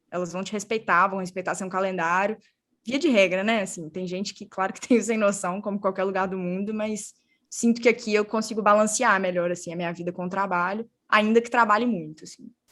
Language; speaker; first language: Portuguese; native; Portuguese